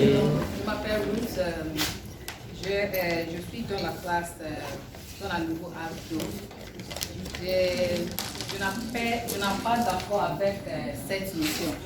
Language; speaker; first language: French; non-native, learner; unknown